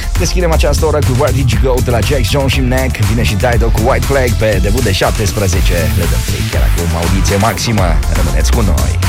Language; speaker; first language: Romanian; non-native, local second language; Hungarian